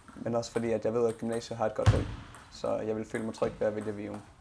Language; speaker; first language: Danish; native; Danish